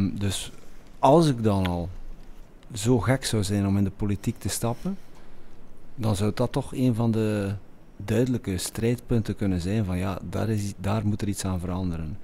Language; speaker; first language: Dutch; native; Dutch